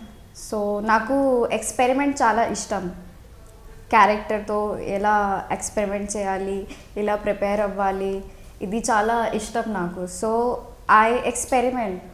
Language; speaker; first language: Telugu; non-native, local second language; Hindi